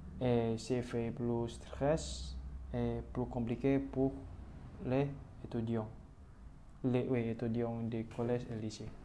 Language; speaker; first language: French; non-native, learner; Indonesian